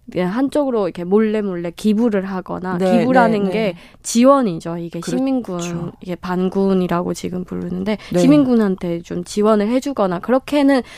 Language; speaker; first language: Korean; non-native, fluent; Burmese